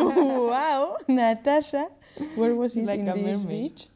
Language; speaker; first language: English; non-native, learner; Spanish